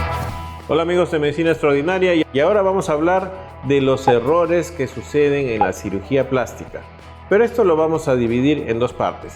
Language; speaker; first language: Spanish; native; Spanish